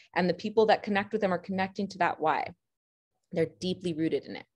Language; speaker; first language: English; native; English